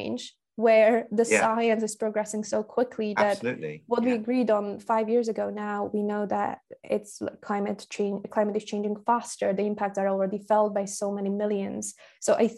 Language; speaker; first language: English; non-native, fluent; Slovak